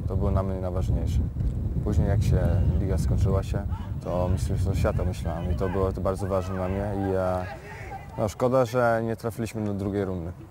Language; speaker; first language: Polish; early bilingual, heritage; Polish